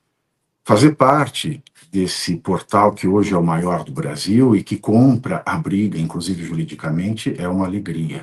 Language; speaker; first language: Portuguese; native; Portuguese